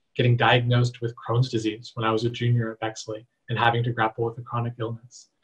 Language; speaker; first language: English; native; English